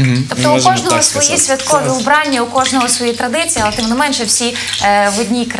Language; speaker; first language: Ukrainian; native; Ukrainian